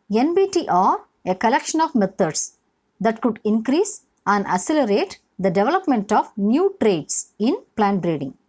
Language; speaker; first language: English; non-native, local second language; Tamil